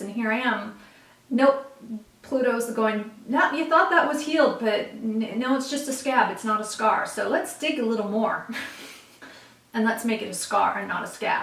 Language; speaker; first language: English; native; English